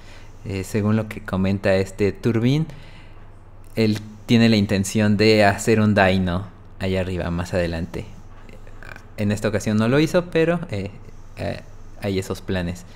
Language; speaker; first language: Spanish; native; Spanish